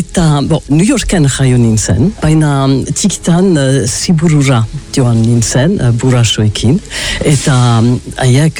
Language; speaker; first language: Basque; early bilingual, heritage; English